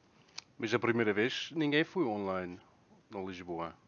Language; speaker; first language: Portuguese; non-native, learner; German